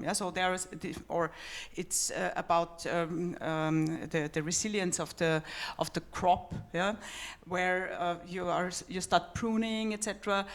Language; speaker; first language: English; non-native, fluent; German